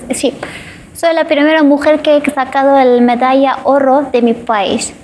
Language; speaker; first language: Spanish; non-native, fluent; Persian